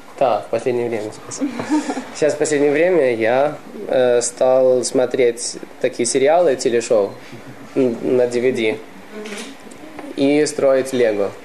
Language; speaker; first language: Russian; early bilingual, heritage; Russian